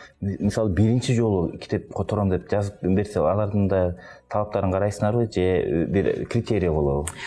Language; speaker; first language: Kyrgyz; native; Kyrgyz